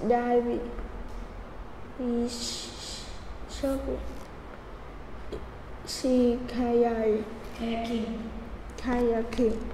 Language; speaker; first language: English; non-native, learner; Vietnamese